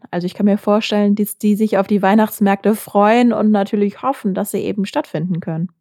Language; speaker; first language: German; native; German